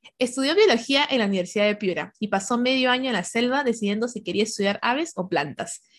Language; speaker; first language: Spanish; native; Spanish